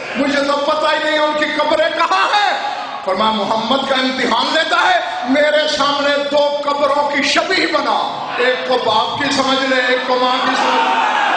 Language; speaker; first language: Urdu; non-native, local second language; Saraiki